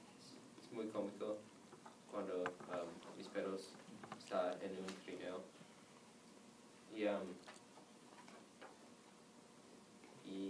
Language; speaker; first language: Spanish; non-native, learner; English